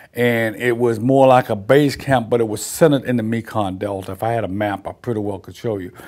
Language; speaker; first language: English; native; English